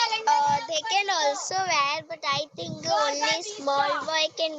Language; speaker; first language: English; non-native, learner; Hindi